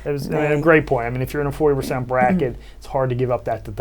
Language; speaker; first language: English; native; English